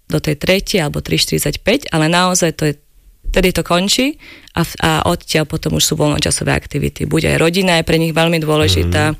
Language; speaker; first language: Slovak; native; Slovak